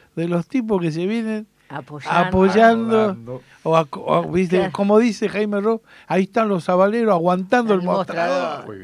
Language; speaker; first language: Spanish; native; Spanish